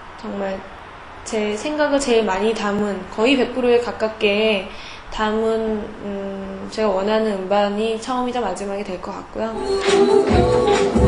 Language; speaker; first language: Korean; native; Korean